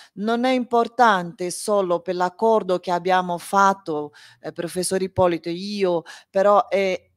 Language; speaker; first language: Italian; non-native, learner; Portuguese